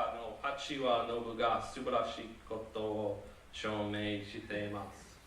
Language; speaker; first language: Japanese; non-native, learner; English